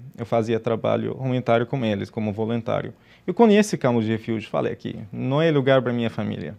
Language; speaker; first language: Portuguese; non-native, fluent; Arabic